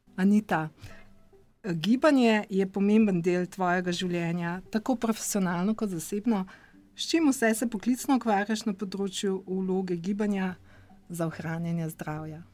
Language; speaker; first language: Slovenian; native; Slovenian